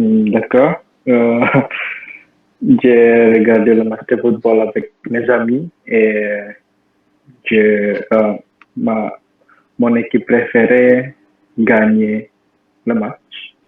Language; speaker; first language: French; non-native, learner; Indonesian